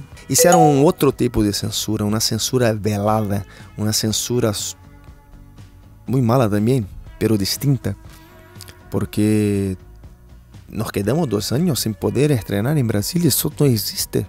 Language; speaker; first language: Spanish; non-native, fluent; Portuguese